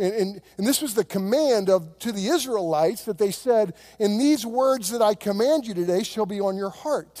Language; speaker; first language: English; native; English